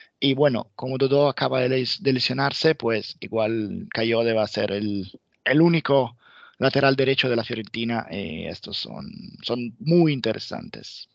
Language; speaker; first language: Spanish; non-native, fluent; Italian